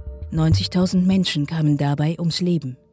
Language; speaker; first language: German; native; German